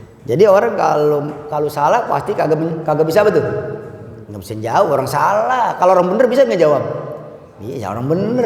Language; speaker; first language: Indonesian; native; Indonesian